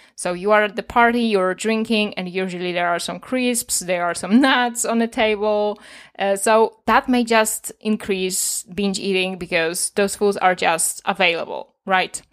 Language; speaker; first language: English; non-native, fluent; Polish